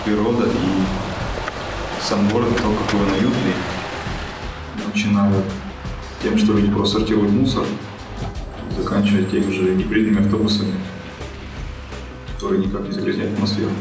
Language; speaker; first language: Russian; native; Russian